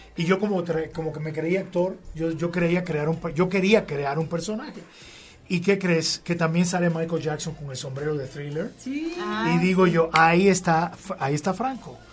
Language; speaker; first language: Spanish; native; Spanish